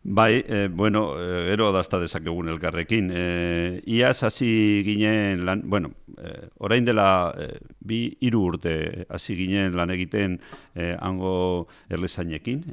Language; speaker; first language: Basque; non-native, local second language; Spanish